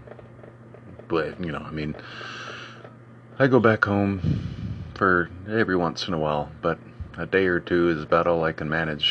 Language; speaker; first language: English; native; English